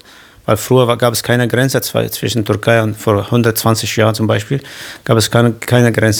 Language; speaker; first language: German; non-native, fluent; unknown